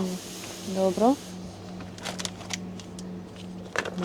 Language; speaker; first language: Macedonian; non-native, learner; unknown